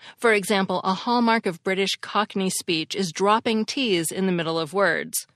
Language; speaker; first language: English; native; English